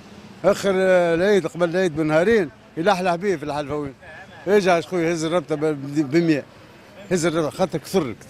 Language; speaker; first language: Arabic; native; Arabic